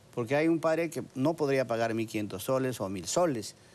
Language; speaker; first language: Spanish; native; Spanish